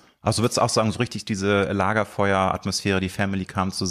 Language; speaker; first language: German; native; German